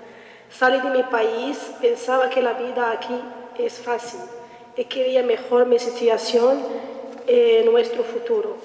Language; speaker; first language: Spanish; non-native, learner; Arabic